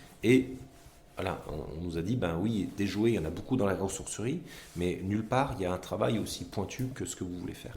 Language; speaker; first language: French; native; French